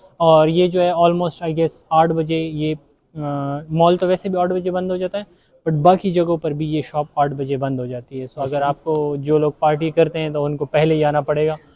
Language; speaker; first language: Urdu; native; Urdu